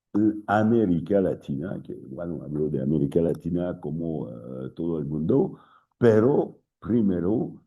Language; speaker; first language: Spanish; non-native, fluent; French